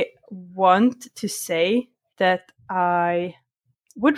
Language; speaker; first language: English; non-native, fluent; Swedish